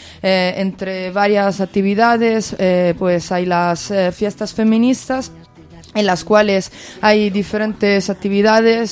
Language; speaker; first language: Spanish; native; Spanish